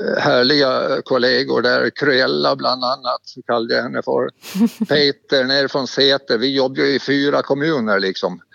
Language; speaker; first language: Swedish; native; Swedish